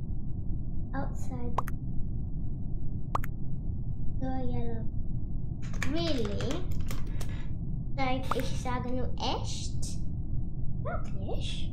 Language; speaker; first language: German; non-native, learner; English